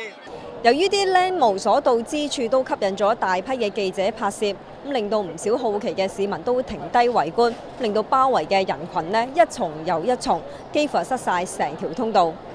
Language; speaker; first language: Cantonese; native; Cantonese